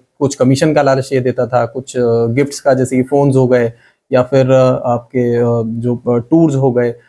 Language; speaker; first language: Hindi; non-native, local second language; Gujarati